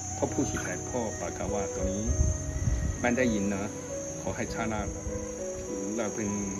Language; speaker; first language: Thai; non-native, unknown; Chinese